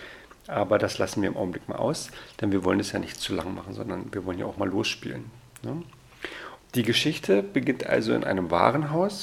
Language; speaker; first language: German; native; German